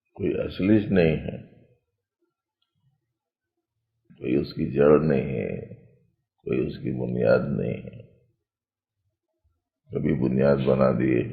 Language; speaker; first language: Urdu; native; Urdu